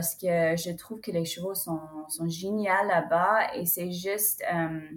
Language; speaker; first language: French; non-native, fluent; English